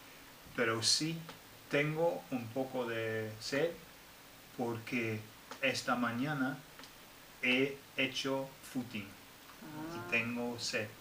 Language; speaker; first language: Spanish; non-native, fluent; English